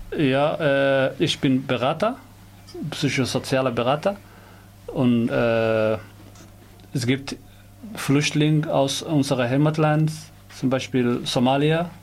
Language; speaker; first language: German; non-native, learner; Somali